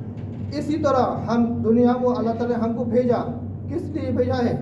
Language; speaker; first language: Hindi; non-native, fluent; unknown